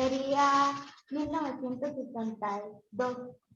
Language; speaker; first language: Spanish; native; Spanish